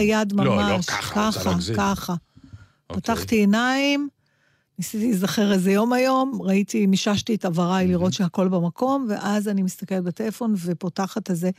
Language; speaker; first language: Hebrew; native; Hebrew